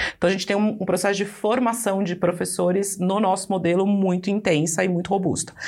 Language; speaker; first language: Portuguese; native; Portuguese